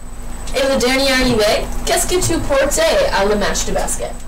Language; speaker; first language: French; non-native, learner; English